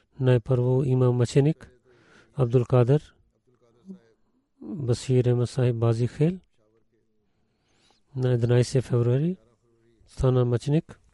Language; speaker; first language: Bulgarian; non-native, learner; Urdu